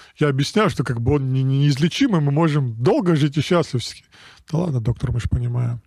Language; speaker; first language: Russian; non-native, local second language; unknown